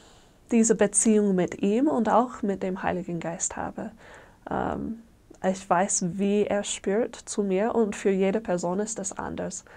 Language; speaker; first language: German; non-native, fluent; English